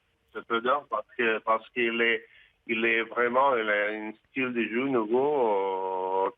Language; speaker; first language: French; non-native, fluent; Russian